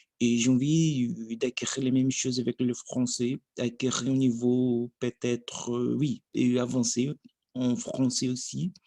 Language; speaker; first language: French; non-native, learner; Portuguese